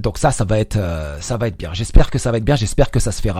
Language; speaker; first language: French; native; French